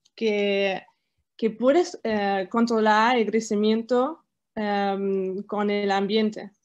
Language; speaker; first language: Spanish; non-native, fluent; German